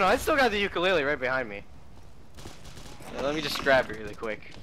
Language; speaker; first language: English; native; English